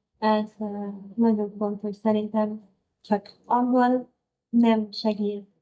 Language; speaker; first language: Hungarian; non-native, learner; Persian